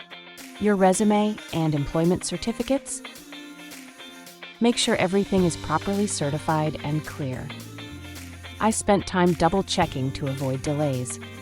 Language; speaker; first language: English; non-native, local second language; Punjabi